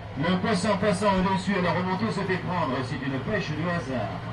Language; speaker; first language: French; native; French